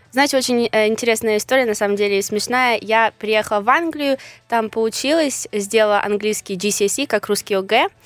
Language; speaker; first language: Russian; native; Russian